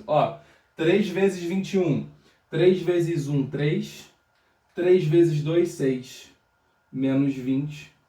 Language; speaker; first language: Portuguese; native; Portuguese